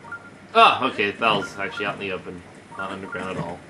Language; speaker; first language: English; native; English